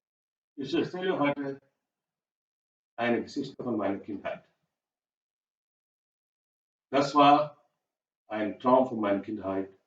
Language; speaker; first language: German; non-native, learner; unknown